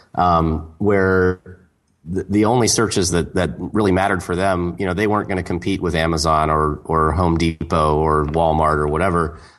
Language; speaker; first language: English; native; English